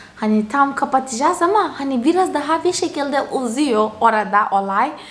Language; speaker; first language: Turkish; non-native, fluent; Portuguese